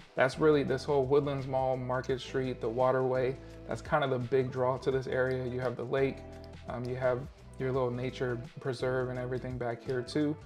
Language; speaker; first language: English; native; English